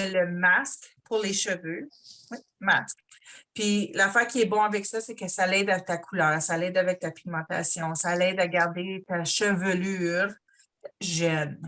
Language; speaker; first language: French; native; French